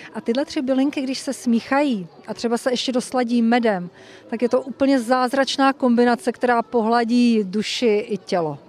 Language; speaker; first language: Czech; native; Czech